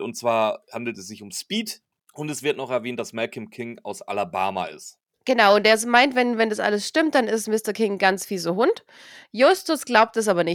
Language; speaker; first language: German; native; German